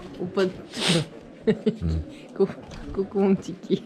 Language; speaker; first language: Korean; non-native, fluent; French